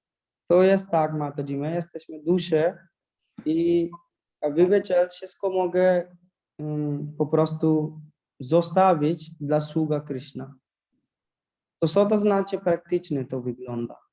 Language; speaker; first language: Polish; non-native, learner; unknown